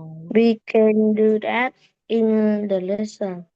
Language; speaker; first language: English; non-native, learner; Vietnamese